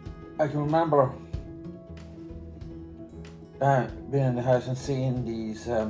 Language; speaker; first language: English; native; English